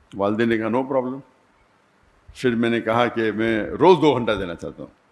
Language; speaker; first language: Urdu; non-native, local second language; Konkani